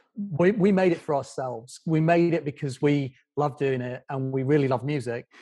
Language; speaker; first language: English; native; English